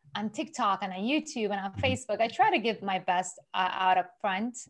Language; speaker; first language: English; non-native, fluent; Persian